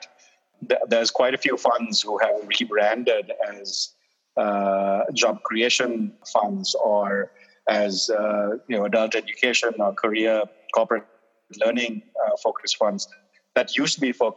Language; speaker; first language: English; non-native, local second language; Sinhala